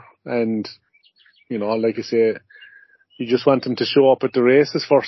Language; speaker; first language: English; native; English